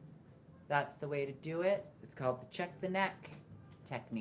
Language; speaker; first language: English; native; English